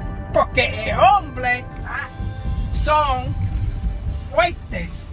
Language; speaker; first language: Spanish; early bilingual, heritage; Spanish